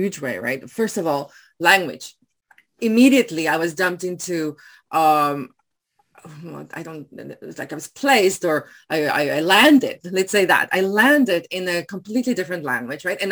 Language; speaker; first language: English; non-native, local second language; Afrikaans